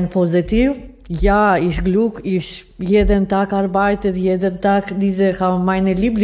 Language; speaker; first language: German; non-native, learner; Ukrainian